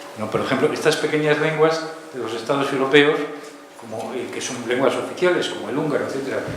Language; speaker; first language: Spanish; native; Spanish